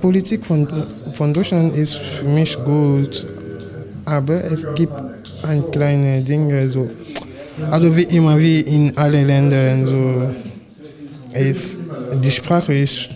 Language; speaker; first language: German; non-native, learner; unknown